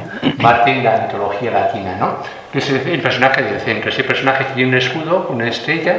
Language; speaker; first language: Spanish; native; Spanish